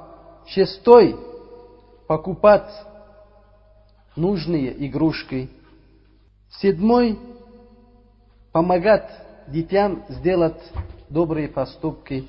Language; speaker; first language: Russian; non-native, learner; Uzbek